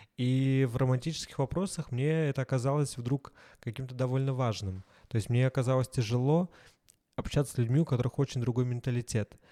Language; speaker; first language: Russian; native; Russian